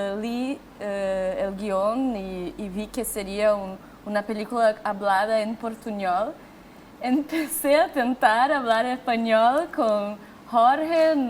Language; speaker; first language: Spanish; non-native, fluent; Portuguese